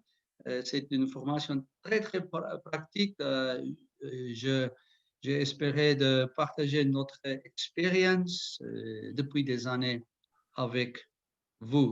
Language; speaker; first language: French; non-native, learner; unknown